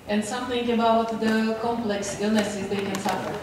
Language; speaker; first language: English; non-native, fluent; Czech